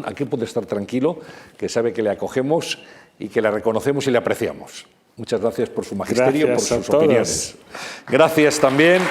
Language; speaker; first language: Spanish; native; Spanish